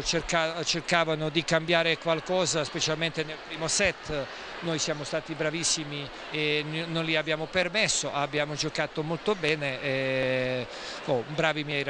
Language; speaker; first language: Italian; non-native, fluent; Serbian